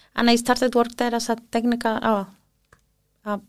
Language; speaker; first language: English; early bilingual, other home language; Spanish